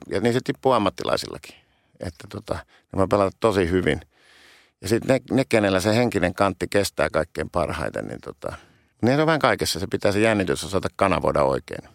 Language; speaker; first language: Finnish; native; Finnish